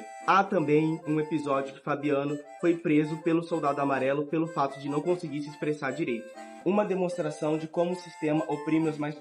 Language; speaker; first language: Portuguese; native; Portuguese